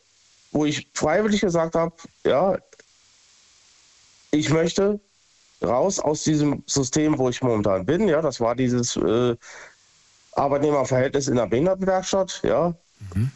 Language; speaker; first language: German; native; German